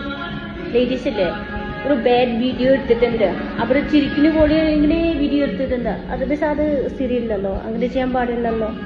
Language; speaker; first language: Malayalam; non-native, learner; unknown